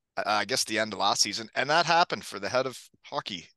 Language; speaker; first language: English; native; English